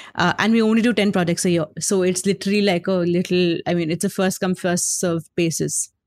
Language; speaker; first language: English; non-native, local second language; Hindi